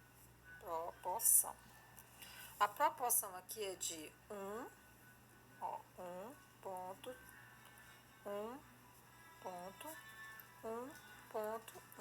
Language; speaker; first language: Portuguese; native; Portuguese